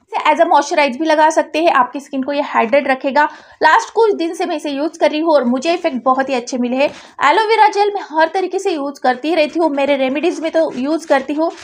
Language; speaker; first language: Hindi; native; Hindi